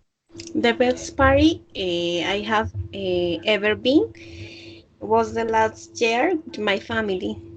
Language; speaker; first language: English; non-native, learner; Spanish